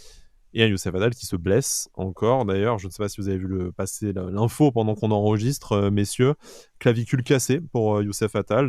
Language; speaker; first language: French; native; French